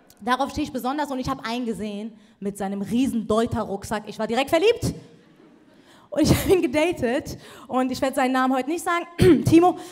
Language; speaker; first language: German; early bilingual, other home language; Persian